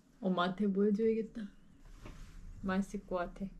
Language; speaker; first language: Korean; non-native, learner; Turkish